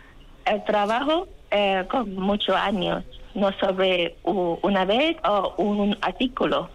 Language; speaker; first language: Spanish; non-native, learner; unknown